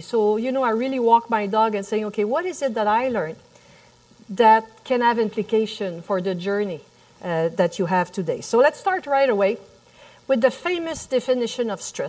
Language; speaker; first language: English; non-native, fluent; French